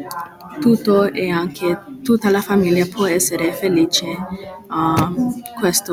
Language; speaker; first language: Italian; non-native, learner; English